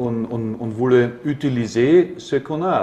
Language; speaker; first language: French; non-native, learner; German